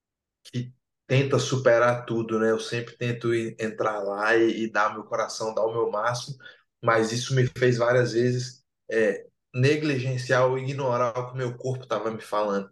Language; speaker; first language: Portuguese; native; Portuguese